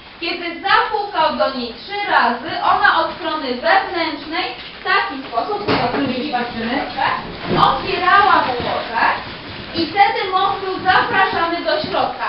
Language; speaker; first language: Polish; native; Polish